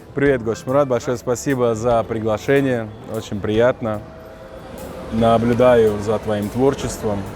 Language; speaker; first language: Russian; native; Russian